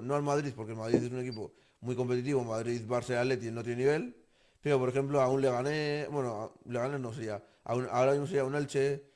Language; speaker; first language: Spanish; native; Spanish